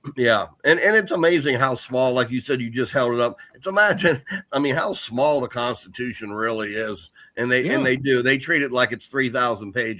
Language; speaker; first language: English; native; English